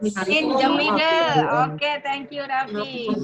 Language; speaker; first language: English; non-native, learner; Indonesian